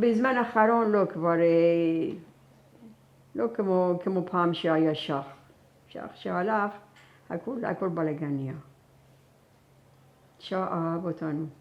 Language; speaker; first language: Hebrew; non-native, fluent; Persian